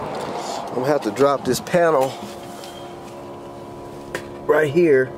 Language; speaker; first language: English; native; English